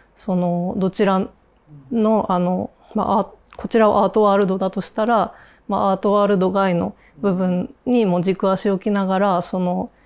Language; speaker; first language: Japanese; native; Japanese